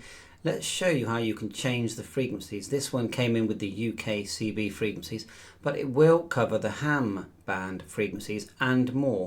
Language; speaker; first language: English; native; English